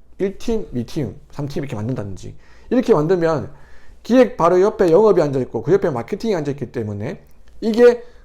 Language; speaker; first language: Korean; native; Korean